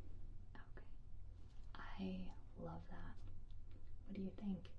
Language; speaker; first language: English; native; English